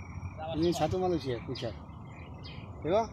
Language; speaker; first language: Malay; non-native, learner; Bangla